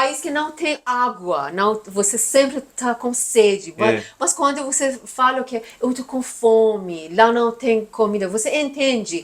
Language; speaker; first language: Portuguese; non-native, learner; Persian